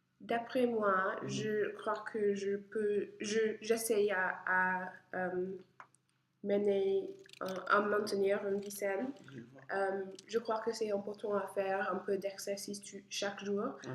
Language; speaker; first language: French; non-native, learner; English